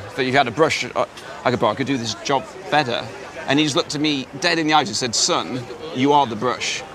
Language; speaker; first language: English; native; English